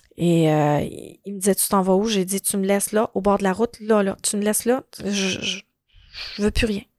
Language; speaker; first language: French; early bilingual, other home language; Arabic